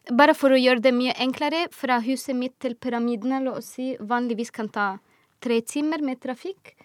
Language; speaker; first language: Norwegian; non-native, fluent; Arabic